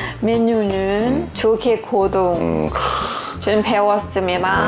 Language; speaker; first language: Korean; non-native, learner; Thai